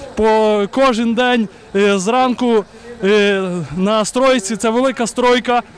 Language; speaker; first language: Ukrainian; native; Ukrainian